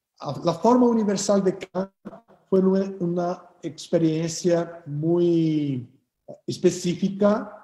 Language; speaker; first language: Spanish; non-native, fluent; Portuguese